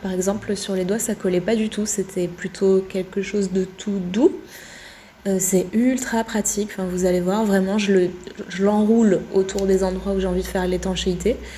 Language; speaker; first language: French; native; French